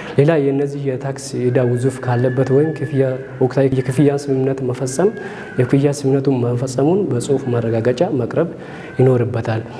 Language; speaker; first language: Amharic; native; Amharic